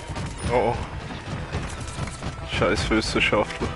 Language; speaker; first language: German; native; German